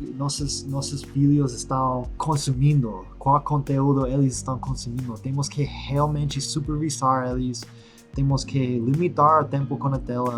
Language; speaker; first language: Portuguese; non-native, fluent; English